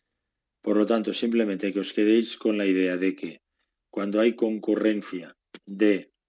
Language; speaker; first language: Spanish; native; Spanish